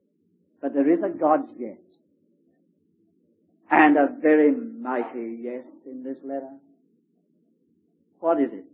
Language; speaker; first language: English; native; English